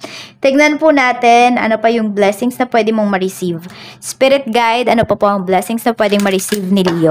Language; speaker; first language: Filipino; native; Filipino